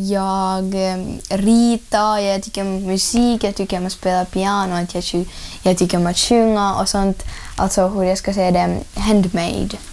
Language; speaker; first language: Swedish; non-native, learner; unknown